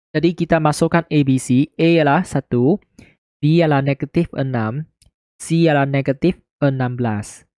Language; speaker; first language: Malay; non-native, local second language; Chinese